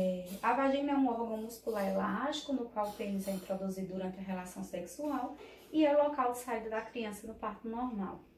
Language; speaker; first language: Portuguese; native; Portuguese